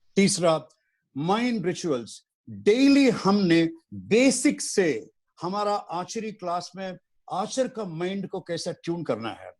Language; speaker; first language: Hindi; non-native, local second language; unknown